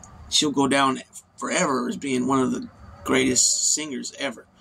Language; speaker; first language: English; native; English